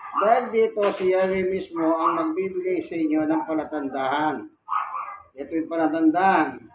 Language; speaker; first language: Filipino; non-native, local second language; Pampanga